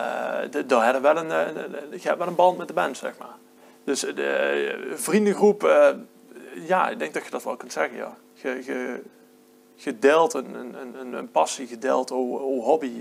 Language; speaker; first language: Dutch; native; Dutch